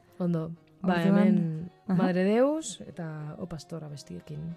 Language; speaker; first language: Basque; non-native, local second language; Spanish